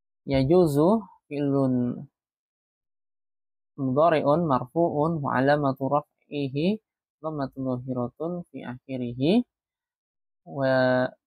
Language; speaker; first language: Arabic; non-native, fluent; Indonesian